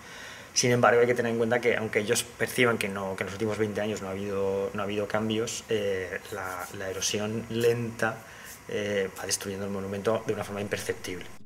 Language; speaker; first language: Spanish; native; Spanish